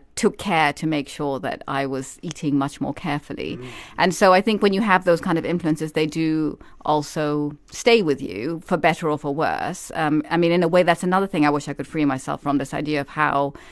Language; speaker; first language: English; native; English